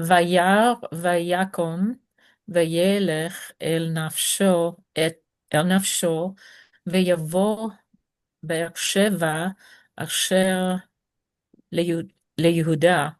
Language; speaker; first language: Hebrew; non-native, learner; English